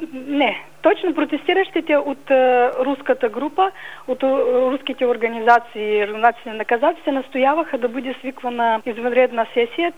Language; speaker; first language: Bulgarian; early bilingual, heritage; Bulgarian